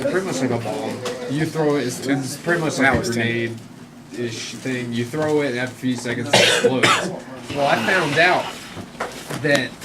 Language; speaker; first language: English; native; English